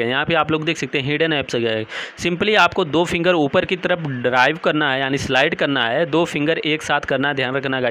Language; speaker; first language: Hindi; native; Hindi